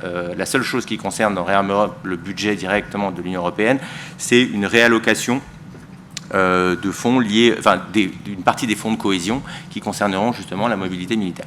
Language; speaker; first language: French; native; French